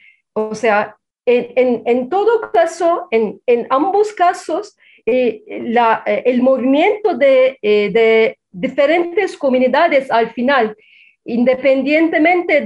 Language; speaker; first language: Spanish; non-native, fluent; Turkish